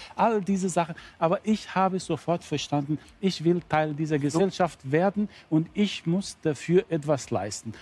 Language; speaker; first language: German; non-native, fluent; Arabic